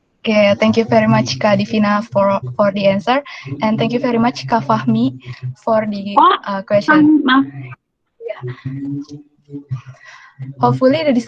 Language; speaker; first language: English; non-native, local second language; Indonesian